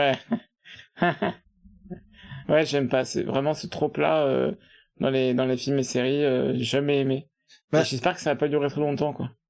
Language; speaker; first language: French; native; French